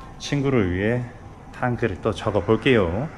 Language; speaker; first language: Korean; native; Korean